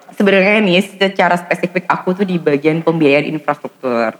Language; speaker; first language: Indonesian; native; Indonesian